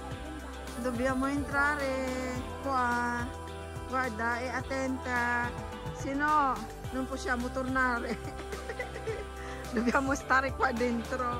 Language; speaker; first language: Italian; non-native, fluent; Filipino